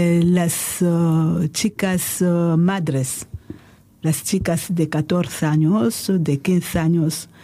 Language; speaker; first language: Spanish; non-native, fluent; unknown